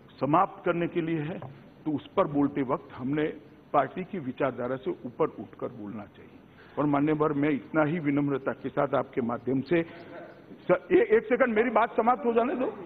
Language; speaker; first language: Hindi; non-native, local second language; Gujarati